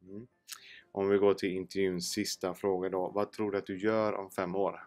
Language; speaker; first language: Swedish; native; Swedish